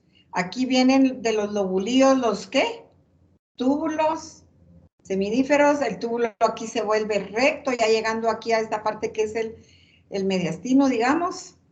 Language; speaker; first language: Spanish; native; Spanish